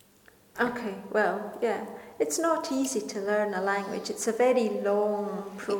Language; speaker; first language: English; non-native, fluent; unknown